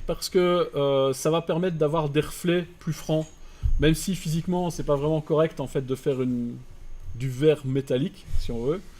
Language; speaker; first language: French; native; French